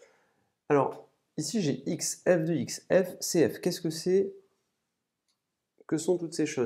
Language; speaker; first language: French; native; French